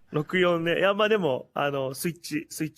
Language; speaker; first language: Japanese; native; Japanese